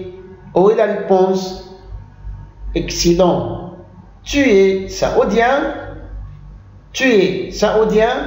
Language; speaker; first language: French; non-native, fluent; Arabic